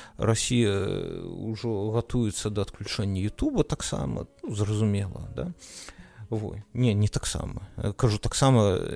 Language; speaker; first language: Belarusian; non-native, local second language; Russian